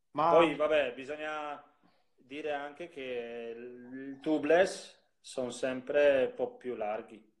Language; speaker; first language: Italian; non-native, fluent; Polish